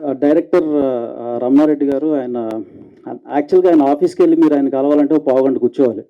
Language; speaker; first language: Telugu; native; Telugu